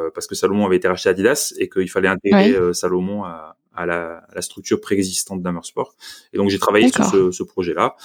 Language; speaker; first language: French; native; French